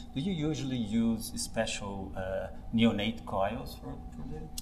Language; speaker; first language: English; non-native, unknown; Portuguese